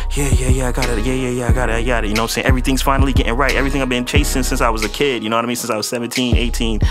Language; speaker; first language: English; native; English